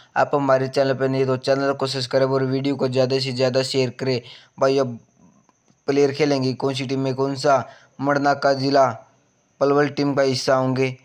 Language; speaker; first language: Hindi; native; Hindi